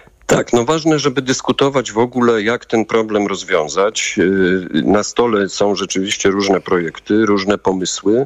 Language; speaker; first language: Polish; native; Polish